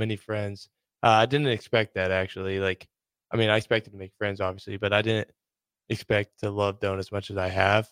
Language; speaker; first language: English; native; English